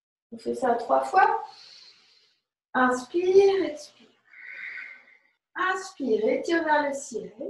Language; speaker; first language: French; native; French